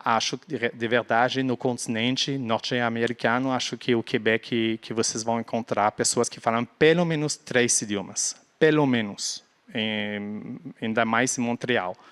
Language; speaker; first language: Portuguese; non-native, fluent; French